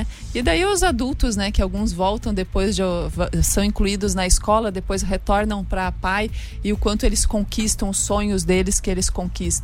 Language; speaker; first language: Portuguese; native; Portuguese